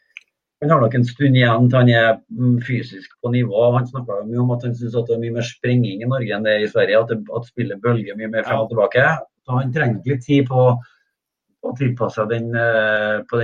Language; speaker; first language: Norwegian; native; Norwegian